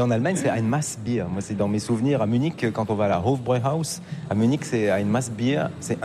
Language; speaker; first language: French; native; French